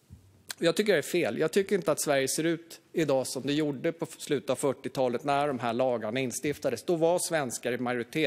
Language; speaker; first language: Swedish; native; Swedish